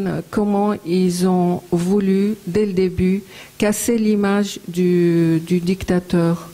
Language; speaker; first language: French; non-native, fluent; Arabic